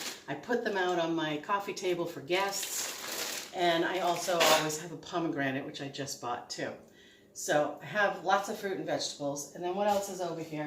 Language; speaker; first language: English; native; English